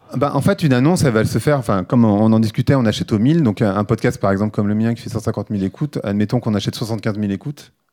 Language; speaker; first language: French; native; French